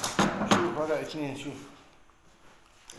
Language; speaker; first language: Arabic; non-native, learner; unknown